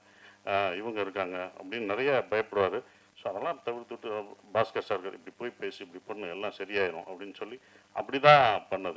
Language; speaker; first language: Tamil; native; Tamil